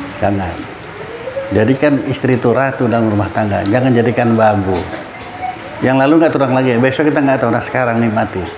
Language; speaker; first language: Indonesian; non-native, local second language; Minangkabau